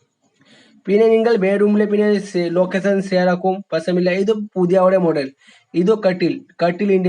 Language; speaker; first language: Malayalam; non-native, learner; Hindi